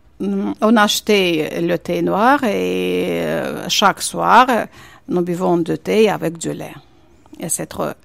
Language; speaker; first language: French; non-native, fluent; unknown